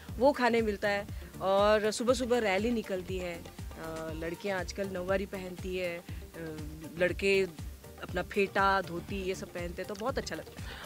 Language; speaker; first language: Hindi; non-native, local second language; Marathi